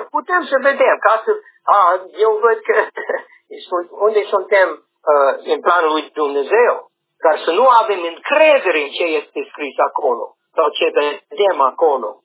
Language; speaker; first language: Romanian; non-native, learner; English